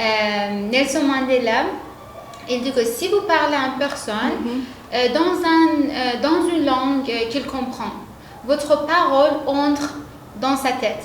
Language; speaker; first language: French; non-native, learner; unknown